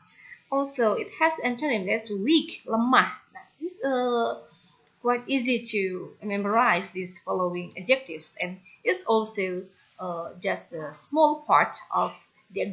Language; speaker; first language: English; non-native, fluent; Indonesian